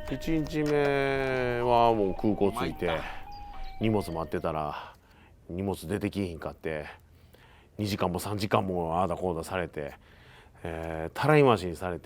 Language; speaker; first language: Japanese; native; Japanese